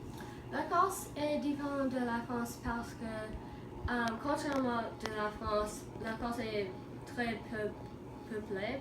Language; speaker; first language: French; non-native, learner; English